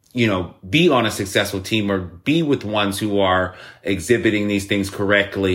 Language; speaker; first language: English; native; English